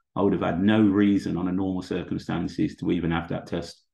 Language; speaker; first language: English; native; English